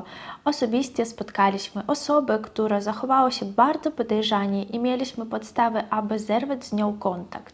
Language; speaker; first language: Polish; non-native, fluent; Russian